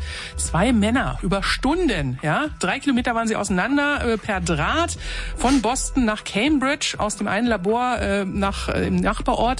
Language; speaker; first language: German; native; German